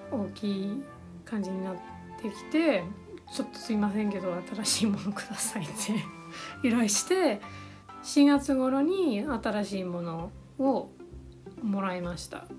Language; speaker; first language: Japanese; non-native, fluent; English